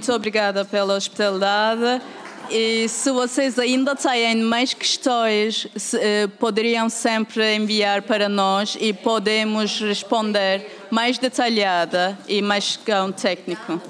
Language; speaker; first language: Portuguese; non-native, fluent; Turkish